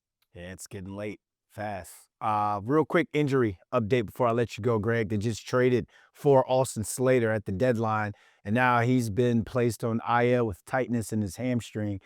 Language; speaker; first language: English; native; English